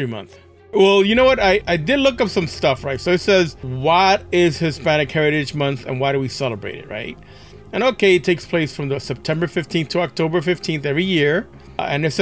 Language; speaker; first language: English; early bilingual, other home language; Spanish